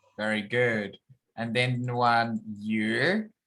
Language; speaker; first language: English; non-native, fluent; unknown